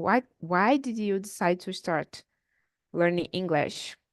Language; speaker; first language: English; non-native, learner; Portuguese